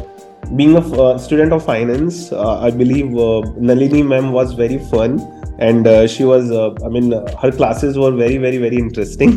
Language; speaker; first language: English; non-native, local second language; Hindi